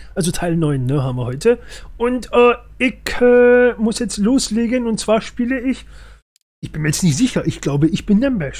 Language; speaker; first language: German; native; German